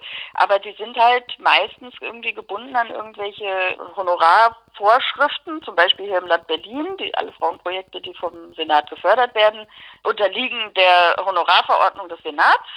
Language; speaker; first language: German; native; German